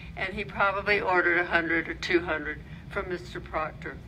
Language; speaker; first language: English; native; English